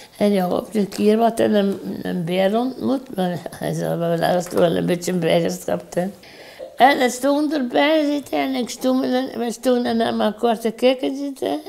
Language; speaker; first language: Dutch; native; Dutch